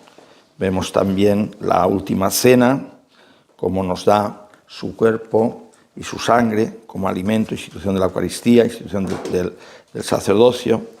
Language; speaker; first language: Spanish; native; Spanish